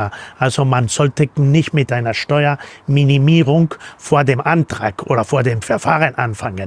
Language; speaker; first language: German; non-native, fluent; Spanish